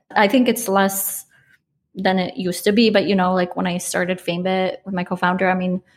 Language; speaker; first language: English; early bilingual, other home language; Polish